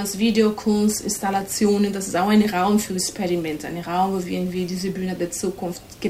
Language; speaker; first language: German; non-native, fluent; Portuguese